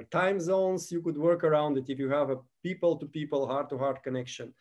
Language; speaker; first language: English; non-native, fluent; Bulgarian